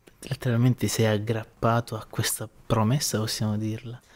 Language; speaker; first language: Italian; native; Italian